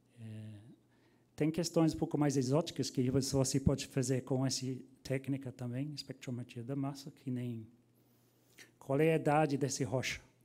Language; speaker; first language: Portuguese; non-native, fluent; English